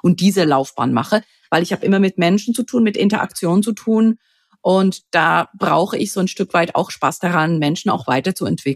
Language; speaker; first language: German; native; German